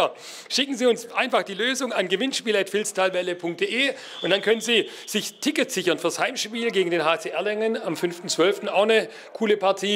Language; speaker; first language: German; native; German